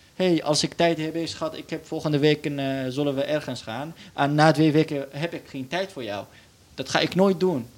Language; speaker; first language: Dutch; non-native, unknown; Arabic